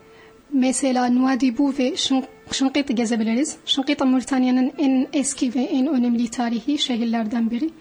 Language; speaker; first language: Turkish; non-native, fluent; Arabic